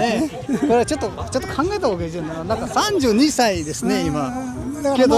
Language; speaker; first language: Japanese; non-native, learner; Nepali